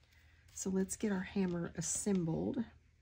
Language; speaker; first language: English; native; English